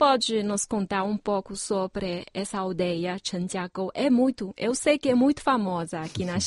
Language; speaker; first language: Portuguese; non-native, fluent; Chinese